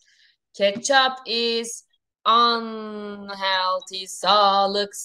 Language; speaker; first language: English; non-native, fluent; Turkish